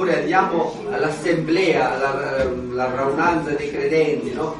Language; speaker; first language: Italian; native; Italian